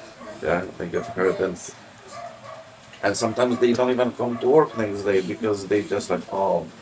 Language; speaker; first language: English; non-native, learner; Polish